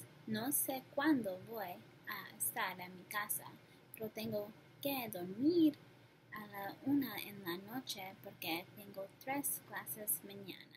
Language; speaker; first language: Spanish; non-native, learner; English